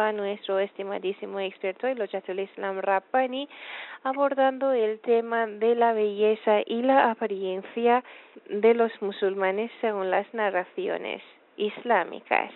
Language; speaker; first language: Spanish; non-native, fluent; Persian